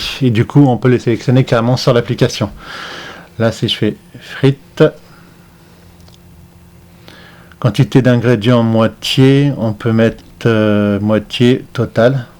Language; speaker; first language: French; native; French